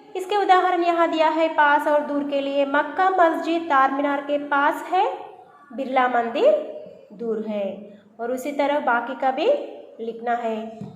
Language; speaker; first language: Hindi; non-native, local second language; Telugu